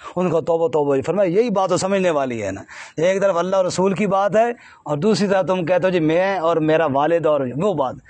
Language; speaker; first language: Urdu; non-native, local second language; Punjabi